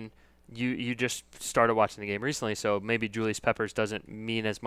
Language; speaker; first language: English; native; English